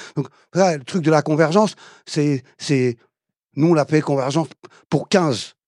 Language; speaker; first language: French; early bilingual, other home language; Arabic